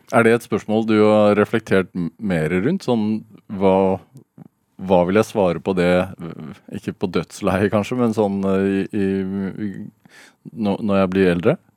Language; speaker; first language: Norwegian; native; Norwegian